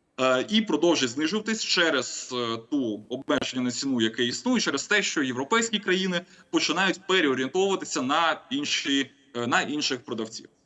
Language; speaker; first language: Ukrainian; non-native, local second language; Russian